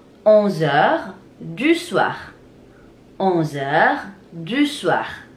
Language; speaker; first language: French; non-native, fluent; Indonesian